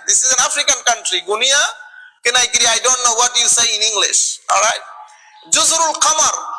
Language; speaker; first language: English; non-native, local second language; Bangla